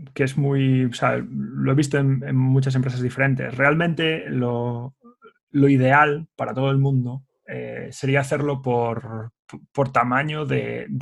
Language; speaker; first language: Spanish; native; Spanish